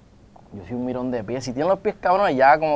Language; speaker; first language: Spanish; native; Spanish